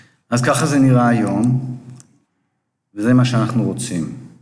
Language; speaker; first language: Hebrew; native; Hebrew